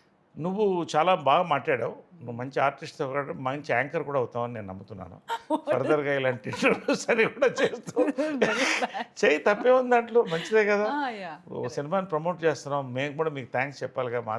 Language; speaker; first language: Telugu; native; Telugu